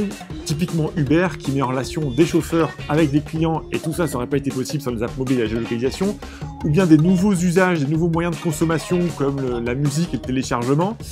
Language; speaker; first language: French; native; French